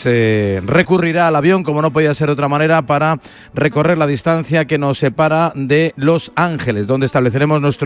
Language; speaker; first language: Spanish; native; Spanish